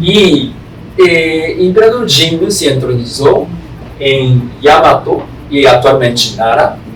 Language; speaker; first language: Portuguese; non-native, fluent; Japanese